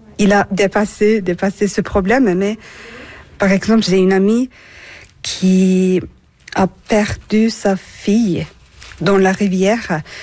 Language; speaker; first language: French; non-native, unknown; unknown